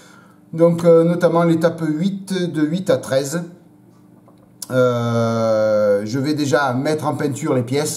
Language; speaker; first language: French; native; French